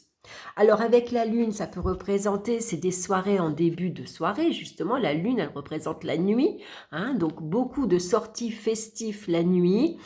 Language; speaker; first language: French; native; French